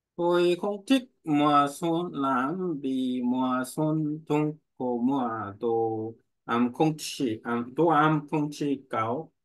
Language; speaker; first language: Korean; native; Korean